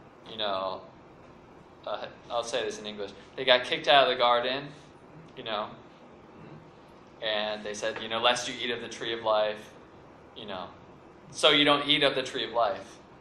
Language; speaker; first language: English; native; English